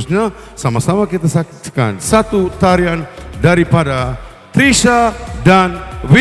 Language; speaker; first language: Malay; non-native, local second language; Tamil